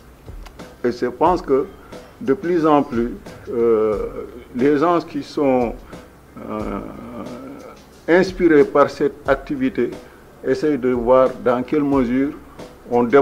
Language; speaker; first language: French; non-native, local second language; Wolof